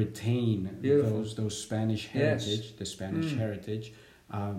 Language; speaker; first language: English; native; English